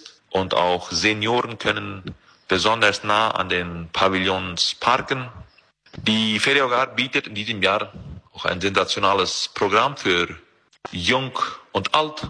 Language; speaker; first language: German; early bilingual, heritage; German